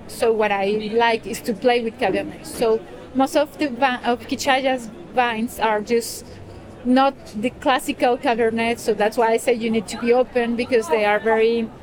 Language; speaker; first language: English; non-native, fluent; Spanish